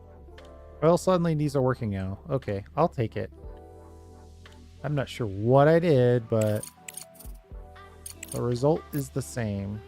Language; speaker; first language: English; native; English